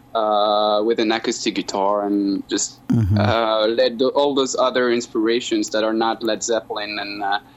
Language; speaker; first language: English; non-native, fluent; French